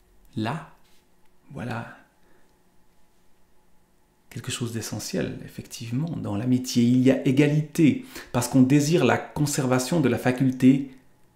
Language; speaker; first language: French; native; French